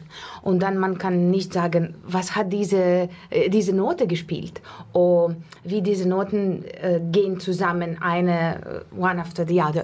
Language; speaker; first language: German; non-native, learner; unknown